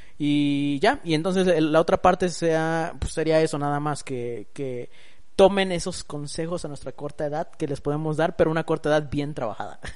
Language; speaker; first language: Spanish; early bilingual, heritage; Spanish